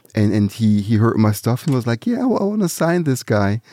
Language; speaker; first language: English; early bilingual, other home language; Swiss German